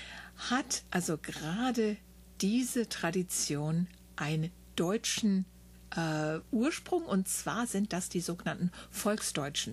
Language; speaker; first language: German; native; German